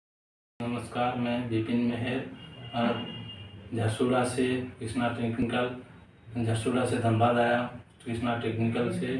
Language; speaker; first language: Hindi; non-native, local second language; Odia